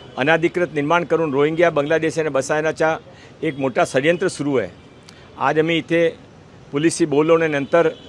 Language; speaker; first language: Marathi; non-native, local second language; Hindi